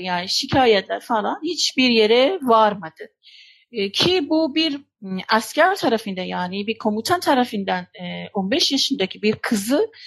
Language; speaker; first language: Turkish; non-native, fluent; Persian